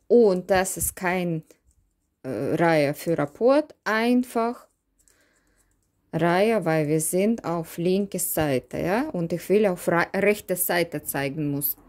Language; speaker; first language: German; non-native, learner; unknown